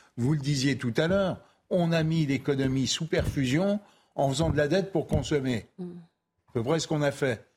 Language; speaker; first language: French; native; French